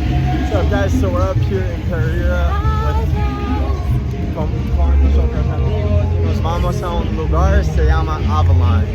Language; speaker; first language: Spanish; non-native, learner; English